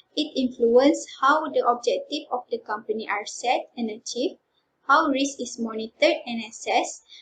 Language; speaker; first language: English; non-native, local second language; Malay